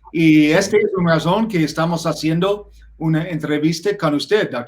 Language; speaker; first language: Spanish; non-native, learner; English